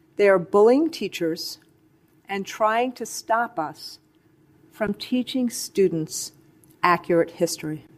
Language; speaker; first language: English; non-native, fluent; Chinese